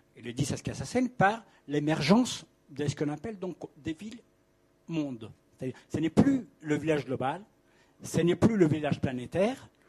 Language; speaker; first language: French; non-native, fluent; Spanish